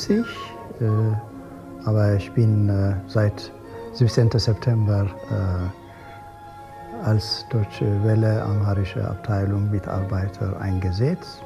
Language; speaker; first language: German; non-native, fluent; Amharic